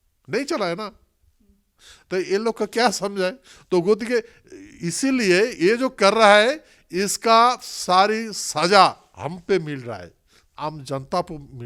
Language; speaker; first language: Hindi; non-native, local second language; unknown